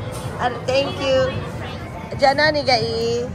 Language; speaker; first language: Japanese; non-native, fluent; Filipino